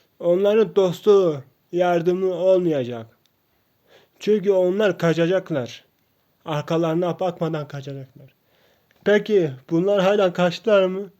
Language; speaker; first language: Turkish; non-native, local second language; Kurdish